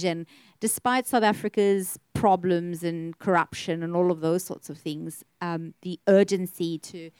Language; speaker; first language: English; native; English